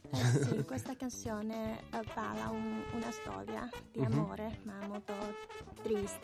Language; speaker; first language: Italian; non-native, learner; Chinese